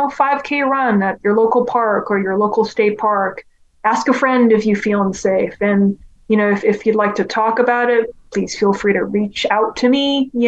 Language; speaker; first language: English; non-native, local second language; Cantonese